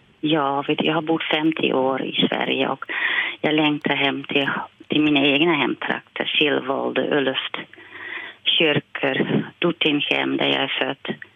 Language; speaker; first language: Swedish; non-native, fluent; Dutch